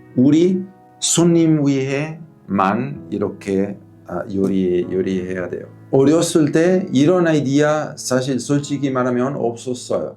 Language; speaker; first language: Korean; non-native, learner; Italian